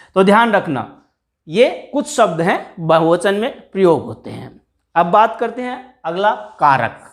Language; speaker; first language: Hindi; native; Hindi